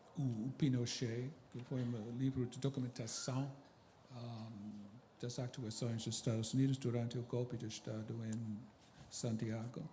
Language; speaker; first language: Portuguese; non-native, fluent; English